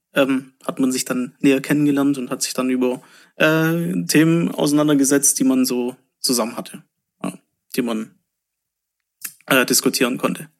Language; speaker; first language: German; native; German